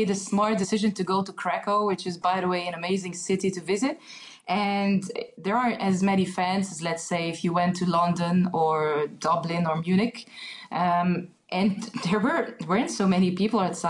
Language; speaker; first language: English; non-native, fluent; Hungarian